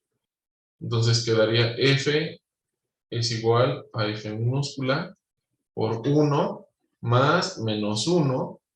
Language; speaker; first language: Spanish; native; Spanish